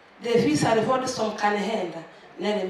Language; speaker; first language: Swedish; non-native, fluent; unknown